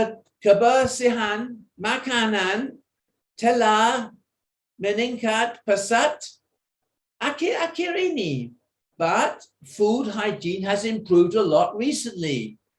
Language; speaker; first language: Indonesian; non-native, fluent; English